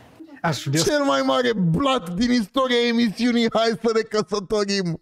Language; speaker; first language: Romanian; native; Romanian